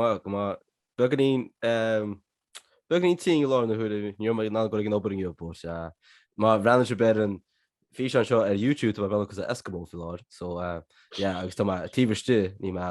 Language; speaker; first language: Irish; non-native, local second language; English